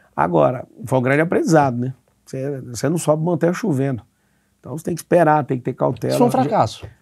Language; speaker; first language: Portuguese; native; Portuguese